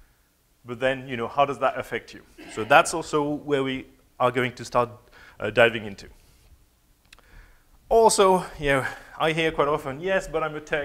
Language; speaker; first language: English; non-native, fluent; French